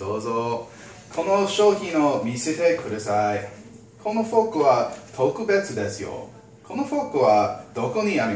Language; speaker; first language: Japanese; non-native, learner; English